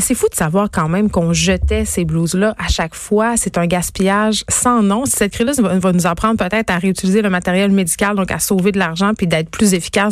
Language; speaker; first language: French; native; French